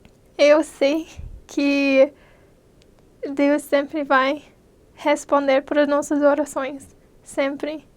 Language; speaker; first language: Portuguese; non-native, fluent; English